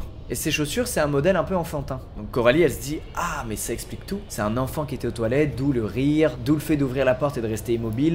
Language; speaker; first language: French; native; French